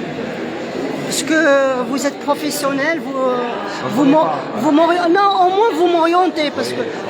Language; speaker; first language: French; non-native, local second language; Arabic